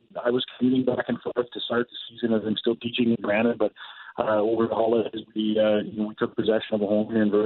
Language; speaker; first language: English; native; English